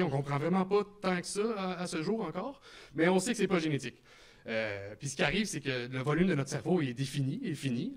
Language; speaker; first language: French; native; French